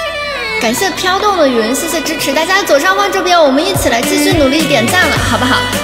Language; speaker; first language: Chinese; native; Chinese